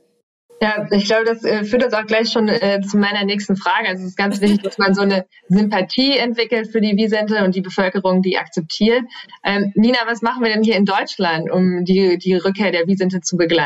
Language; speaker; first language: German; native; German